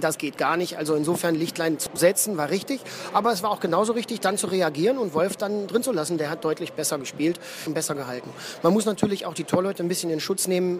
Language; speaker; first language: German; native; German